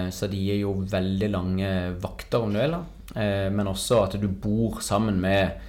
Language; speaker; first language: Norwegian; native; Norwegian